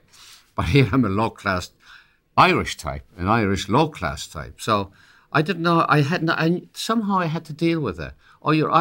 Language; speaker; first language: English; native; English